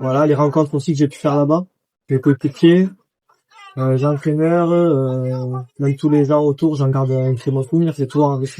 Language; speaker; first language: French; native; French